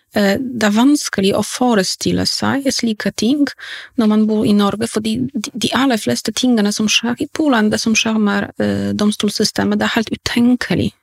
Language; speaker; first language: Norwegian; non-native, fluent; Polish